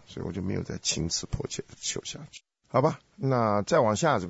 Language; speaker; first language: Chinese; native; Chinese